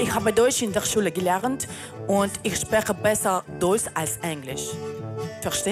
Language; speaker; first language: German; non-native, learner; Russian